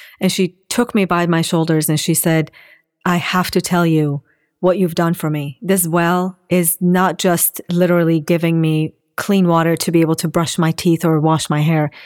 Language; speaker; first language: English; non-native, fluent; Assyrian Neo-Aramaic